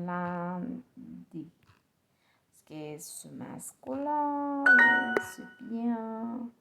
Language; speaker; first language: French; non-native, learner; Spanish